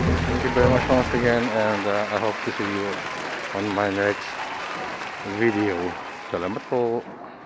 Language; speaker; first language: English; non-native, local second language; Filipino